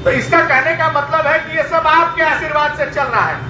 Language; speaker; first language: Hindi; non-native, local second language; Bangla